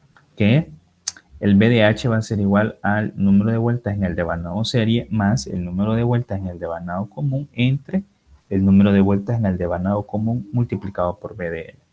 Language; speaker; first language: Spanish; native; Spanish